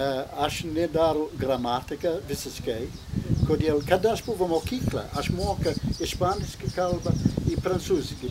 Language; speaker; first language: Lithuanian; non-native, learner; English